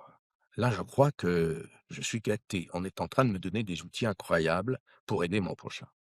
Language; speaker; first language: French; native; French